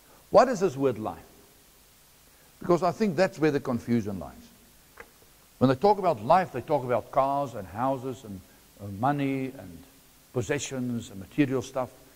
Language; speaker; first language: English; non-native, local second language; Afrikaans